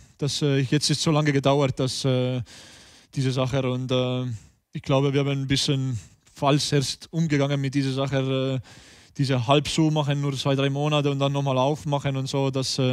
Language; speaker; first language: German; non-native, learner; Estonian